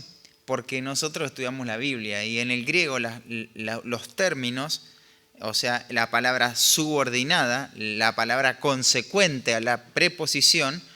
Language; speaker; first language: Spanish; native; Spanish